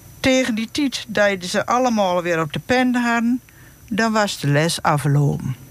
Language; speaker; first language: Dutch; native; Dutch